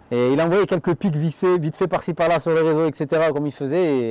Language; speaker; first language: French; native; French